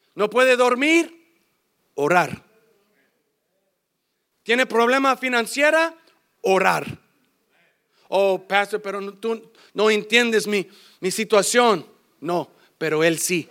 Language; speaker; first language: Spanish; early bilingual, heritage; English